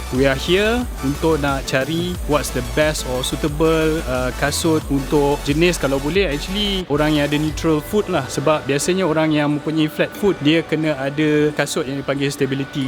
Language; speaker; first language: Malay; native; Malay